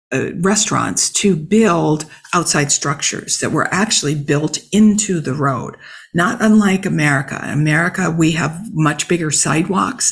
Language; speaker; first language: English; native; English